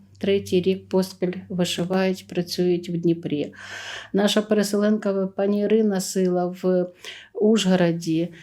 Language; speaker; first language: Ukrainian; native; Ukrainian